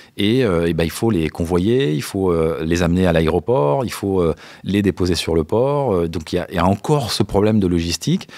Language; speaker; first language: French; native; French